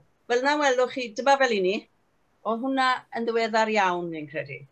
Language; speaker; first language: Welsh; native; Welsh